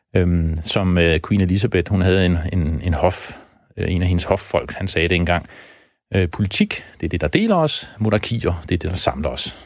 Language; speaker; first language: Danish; native; Danish